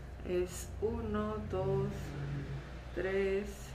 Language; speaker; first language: Spanish; native; Spanish